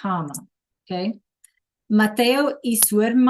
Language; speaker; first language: Spanish; non-native, fluent; English